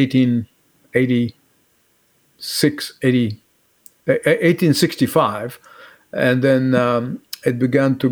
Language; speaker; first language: English; native; English